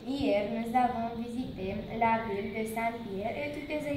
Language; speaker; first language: French; native; French